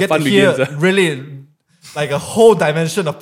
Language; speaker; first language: English; non-native, local second language; Min Nan Chinese